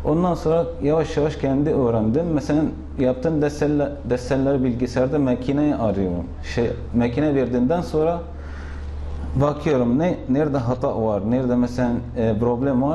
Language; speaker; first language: Turkish; non-native, fluent; Arabic